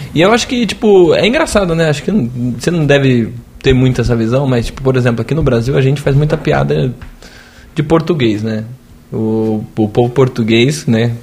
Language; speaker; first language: Portuguese; native; Portuguese